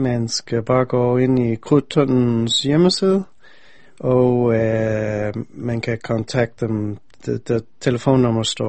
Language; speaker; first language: Danish; non-native, fluent; English